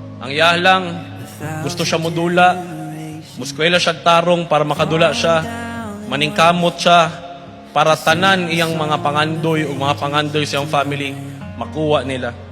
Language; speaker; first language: Cebuano; native; Cebuano